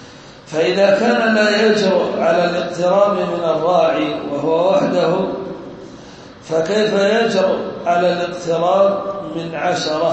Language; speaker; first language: Arabic; native; Arabic